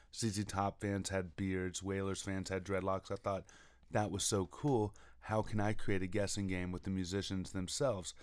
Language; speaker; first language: English; native; English